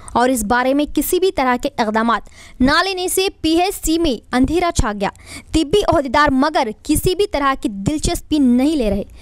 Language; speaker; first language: Urdu; native; Urdu